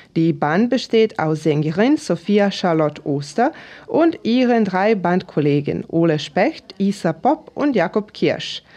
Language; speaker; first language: German; non-native, fluent; Serbian